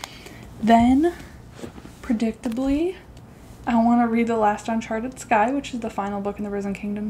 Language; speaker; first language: English; native; English